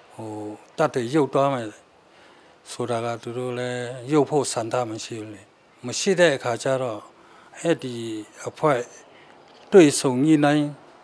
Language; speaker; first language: Burmese; non-native, local second language; Shan